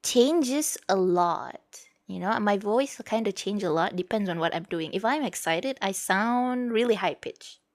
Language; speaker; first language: English; non-native, local second language; Malay